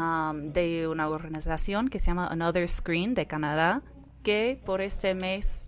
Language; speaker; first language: Spanish; non-native, fluent; Persian